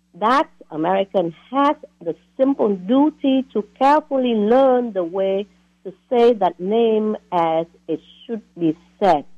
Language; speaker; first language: English; non-native, fluent; Vietnamese